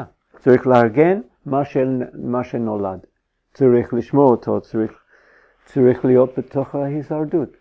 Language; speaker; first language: Hebrew; non-native, fluent; English